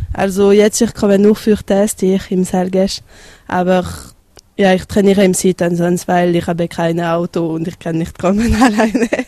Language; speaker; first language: German; non-native, local second language; French